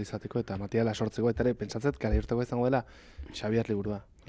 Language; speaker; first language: Basque; native; Basque